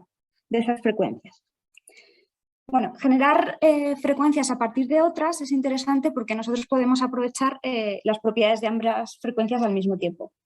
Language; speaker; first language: Spanish; native; Spanish